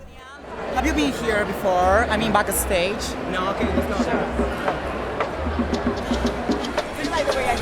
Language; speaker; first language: English; non-native, learner; Spanish